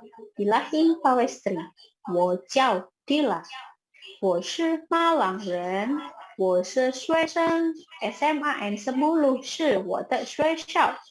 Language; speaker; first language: Chinese; non-native, learner; Indonesian